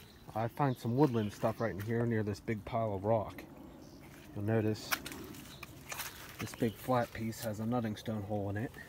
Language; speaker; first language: English; native; English